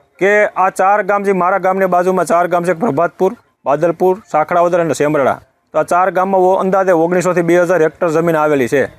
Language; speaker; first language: Gujarati; native; Gujarati